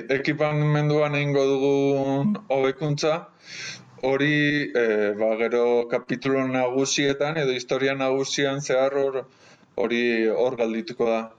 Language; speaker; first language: Basque; non-native, local second language; Spanish